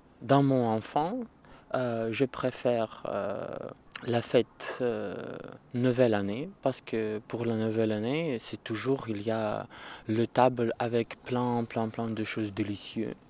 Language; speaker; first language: French; non-native, learner; Russian